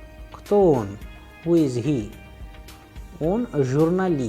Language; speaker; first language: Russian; non-native, fluent; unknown